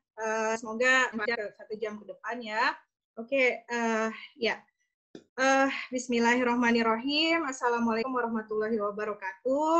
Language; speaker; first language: Indonesian; native; Indonesian